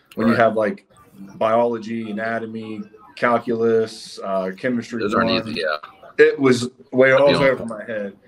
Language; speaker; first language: English; native; English